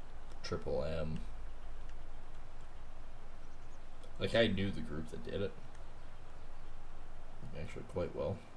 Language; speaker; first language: English; native; English